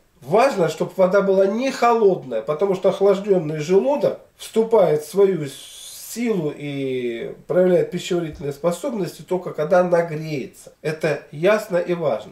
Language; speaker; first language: Russian; native; Russian